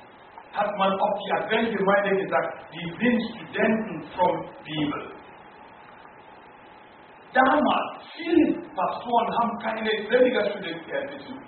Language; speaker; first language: German; non-native, learner; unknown